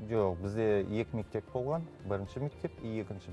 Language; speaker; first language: Kazakh; non-native, local second language; Russian